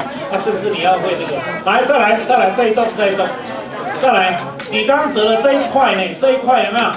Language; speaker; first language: Chinese; native; Chinese